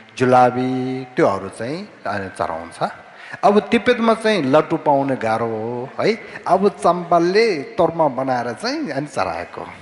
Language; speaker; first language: Nepali; non-native, fluent; Tibetan